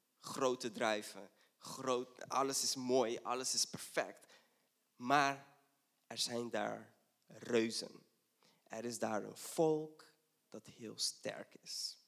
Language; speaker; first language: Dutch; non-native, fluent; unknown